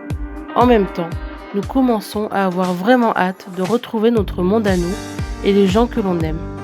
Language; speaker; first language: French; native; French